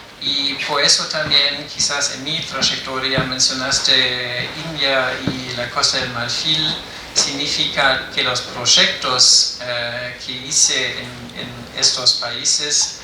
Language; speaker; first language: Spanish; non-native, fluent; German